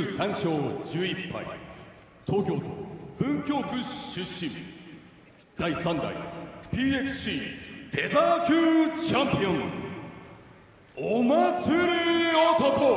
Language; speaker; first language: Japanese; native; Japanese